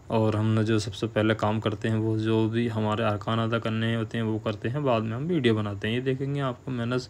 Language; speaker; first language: Hindi; native; Hindi